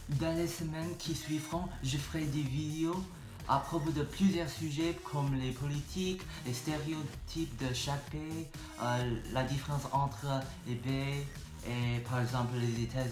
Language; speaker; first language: French; non-native, learner; English